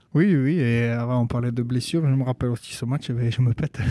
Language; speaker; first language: French; native; French